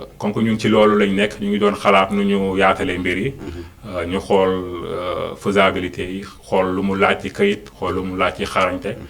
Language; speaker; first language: Wolof; non-native, local second language; Fula